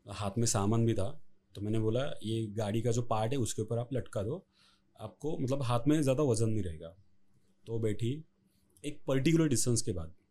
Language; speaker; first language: Hindi; non-native, local second language; Marathi